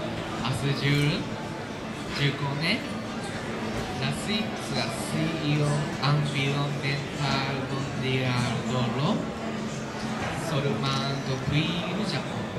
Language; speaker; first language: French; non-native, learner; Japanese